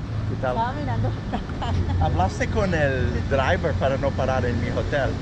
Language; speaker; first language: Spanish; non-native, learner; English